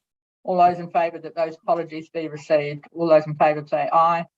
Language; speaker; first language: English; native; English